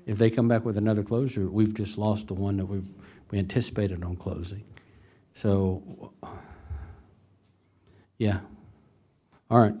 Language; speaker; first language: English; native; English